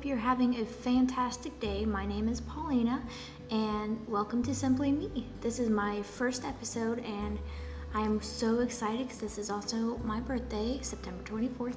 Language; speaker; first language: English; non-native, fluent; Polish